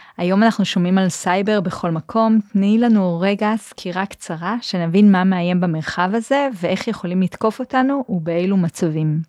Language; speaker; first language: Hebrew; native; Hebrew